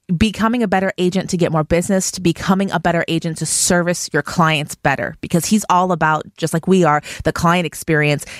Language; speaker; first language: English; native; English